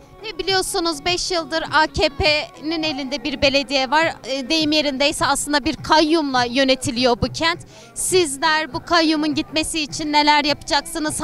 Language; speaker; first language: Turkish; native; Turkish